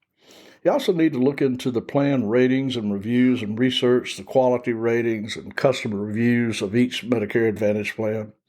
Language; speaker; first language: English; native; English